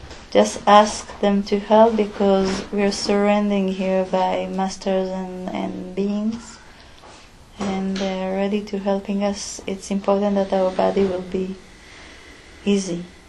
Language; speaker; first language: English; non-native, fluent; Hebrew